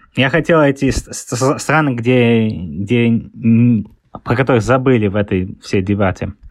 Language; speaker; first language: Russian; early bilingual, heritage; Russian